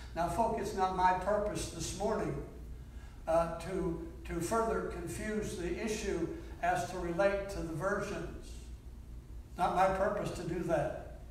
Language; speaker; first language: English; native; English